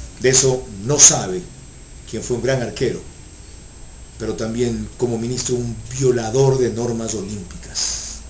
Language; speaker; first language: Spanish; native; Spanish